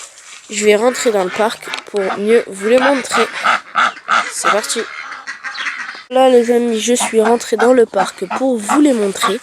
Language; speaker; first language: French; native; French